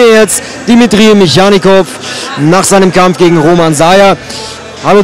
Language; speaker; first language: German; native; German